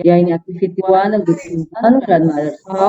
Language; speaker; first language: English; non-native, learner; Indonesian